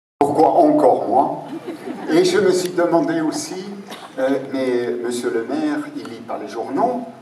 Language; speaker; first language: French; non-native, fluent; German